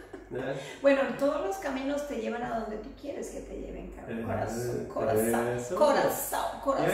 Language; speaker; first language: Spanish; native; Spanish